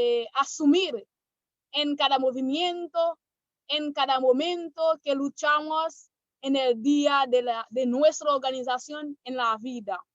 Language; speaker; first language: Spanish; non-native, learner; Haitian Creole